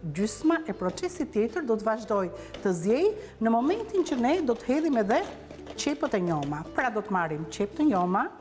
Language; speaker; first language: Albanian; native; Albanian